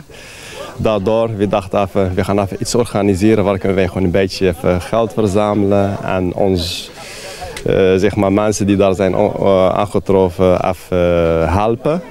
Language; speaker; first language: Dutch; non-native, fluent; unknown